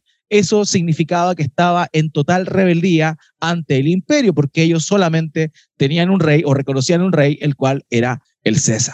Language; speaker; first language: Spanish; native; Spanish